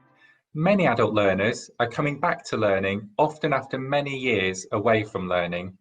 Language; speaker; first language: English; native; English